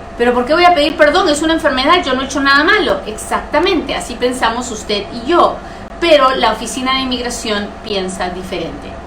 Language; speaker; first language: Spanish; native; Spanish